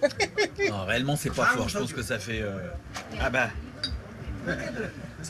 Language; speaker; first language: French; native; French